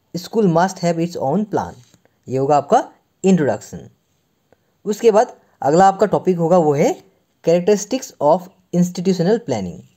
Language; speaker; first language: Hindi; non-native, local second language; Assamese